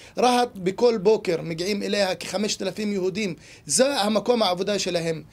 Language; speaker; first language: Hebrew; non-native, local second language; Arabic